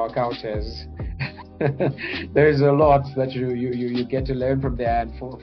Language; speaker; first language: English; non-native, local second language; Bemba